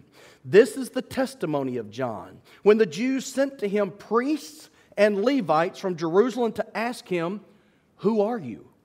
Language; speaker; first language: English; native; English